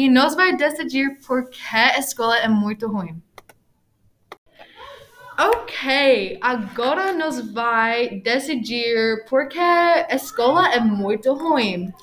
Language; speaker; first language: Portuguese; non-native, learner; English